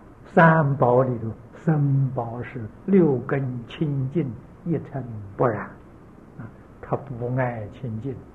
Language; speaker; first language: Chinese; native; Chinese